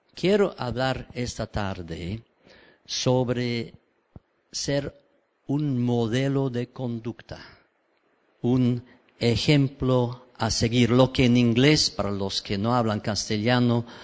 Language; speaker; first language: Spanish; non-native, fluent; English